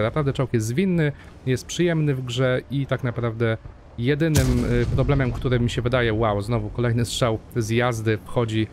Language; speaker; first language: Polish; native; Polish